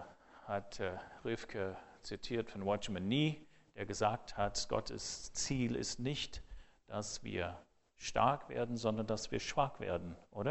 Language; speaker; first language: German; non-native, fluent; English